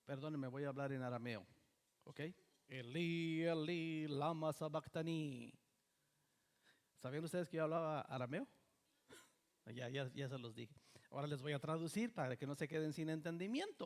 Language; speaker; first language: Spanish; native; Spanish